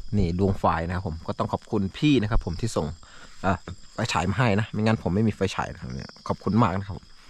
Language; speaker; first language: Thai; non-native, local second language; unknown